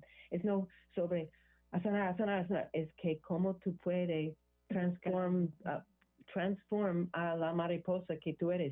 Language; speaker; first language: Spanish; non-native, learner; English